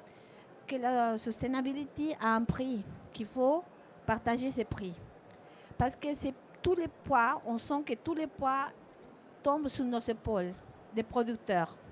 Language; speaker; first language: French; non-native, fluent; Spanish